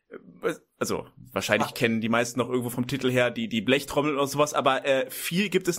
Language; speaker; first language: German; native; German